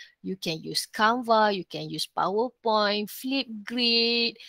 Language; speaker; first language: English; non-native, local second language; Malay